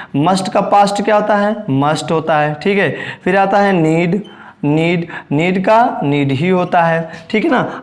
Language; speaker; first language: Hindi; native; Hindi